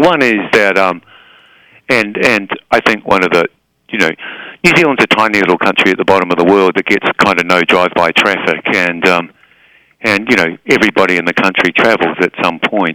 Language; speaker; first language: English; native; English